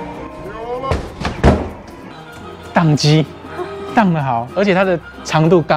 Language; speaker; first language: Chinese; native; Chinese